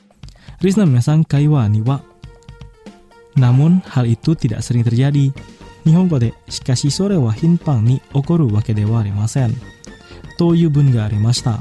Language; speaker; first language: Japanese; non-native, fluent; Indonesian